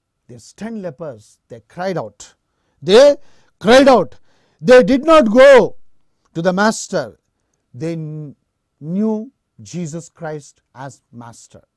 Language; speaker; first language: English; non-native, local second language; Telugu